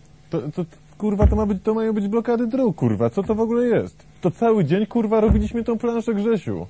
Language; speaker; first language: Polish; native; Polish